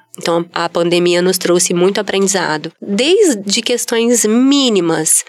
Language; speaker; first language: Portuguese; native; Portuguese